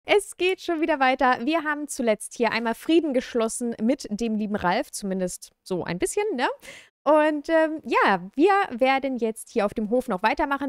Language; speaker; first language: German; native; German